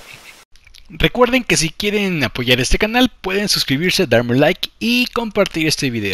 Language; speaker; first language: Spanish; native; Spanish